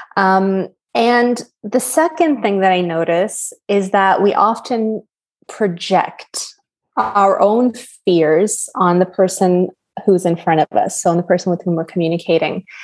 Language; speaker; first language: English; native; English